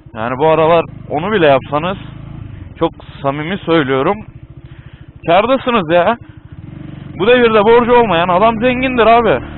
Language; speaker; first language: Turkish; native; Turkish